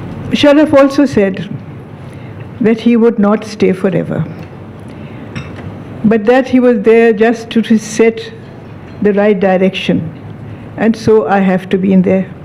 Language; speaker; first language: English; non-native, local second language; Urdu